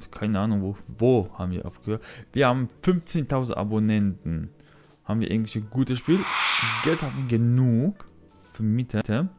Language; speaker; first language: German; non-native, learner; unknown